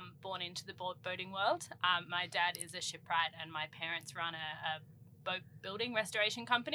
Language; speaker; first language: English; native; English